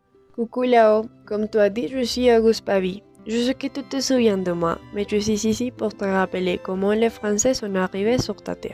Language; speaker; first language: French; non-native, learner; Spanish